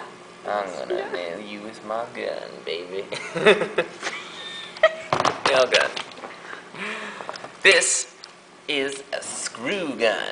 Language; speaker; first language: English; native; English